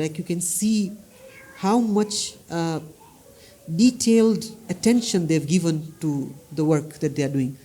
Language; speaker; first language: English; non-native, fluent; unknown